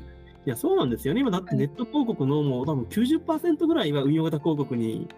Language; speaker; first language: Japanese; native; Japanese